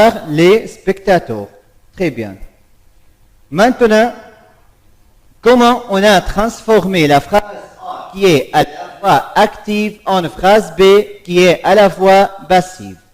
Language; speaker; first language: French; non-native, fluent; Arabic